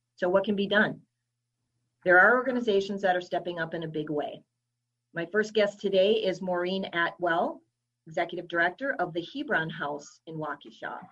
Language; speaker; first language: English; native; English